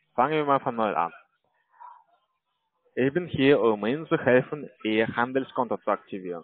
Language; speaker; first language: German; non-native, learner; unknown